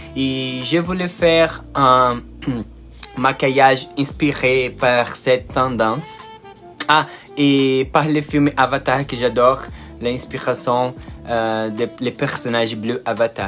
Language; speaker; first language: French; non-native, learner; Portuguese